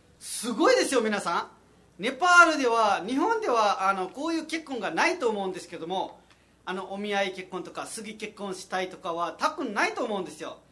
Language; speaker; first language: Japanese; non-native, fluent; Nepali